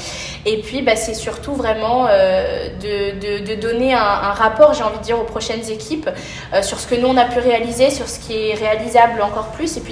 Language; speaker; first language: French; native; French